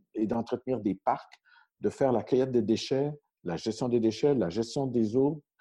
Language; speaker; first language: French; native; French